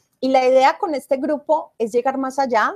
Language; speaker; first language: Spanish; native; Spanish